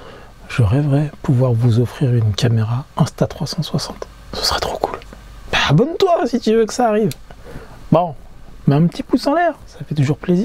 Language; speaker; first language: French; native; French